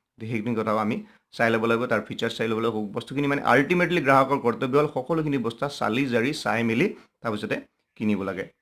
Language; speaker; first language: Assamese; non-native, local second language; Nepali